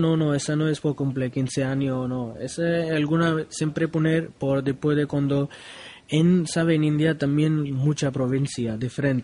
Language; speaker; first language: Spanish; non-native, learner; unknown